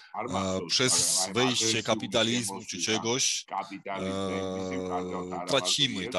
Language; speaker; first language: Polish; non-native, fluent; Georgian